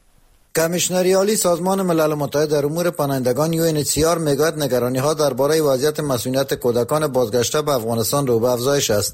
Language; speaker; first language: Persian; native; Persian